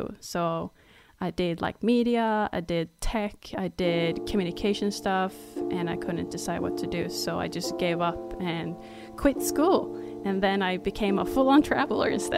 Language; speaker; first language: English; non-native, fluent; Swedish